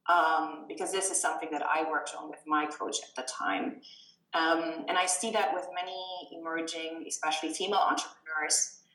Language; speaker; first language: English; non-native, fluent; German